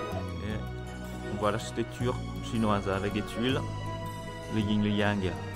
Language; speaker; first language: French; non-native, fluent; Vietnamese